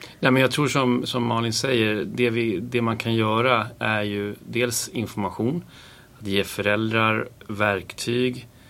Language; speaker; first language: Swedish; native; Swedish